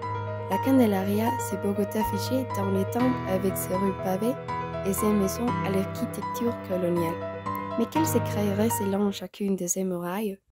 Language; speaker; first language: French; non-native, learner; Spanish